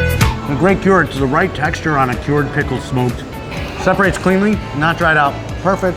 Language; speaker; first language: English; native; English